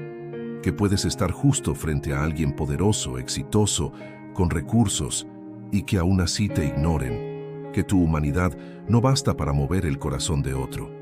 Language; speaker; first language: Spanish; native; Spanish